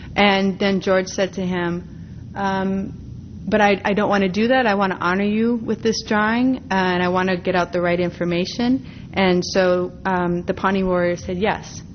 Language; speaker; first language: English; native; English